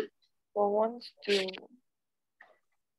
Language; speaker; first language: German; non-native, learner; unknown